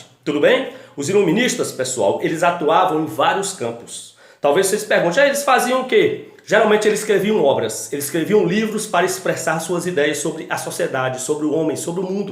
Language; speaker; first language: Portuguese; native; Portuguese